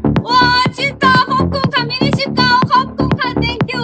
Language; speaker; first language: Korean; non-native, learner; Thai